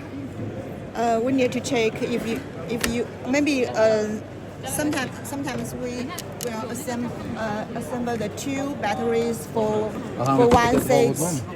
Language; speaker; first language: English; non-native, learner; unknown